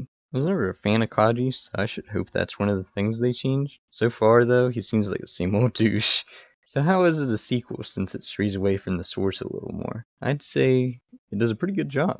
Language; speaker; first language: English; native; English